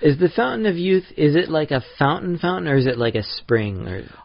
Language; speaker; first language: English; native; English